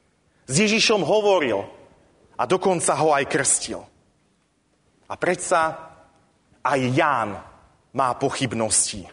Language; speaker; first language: Slovak; native; Slovak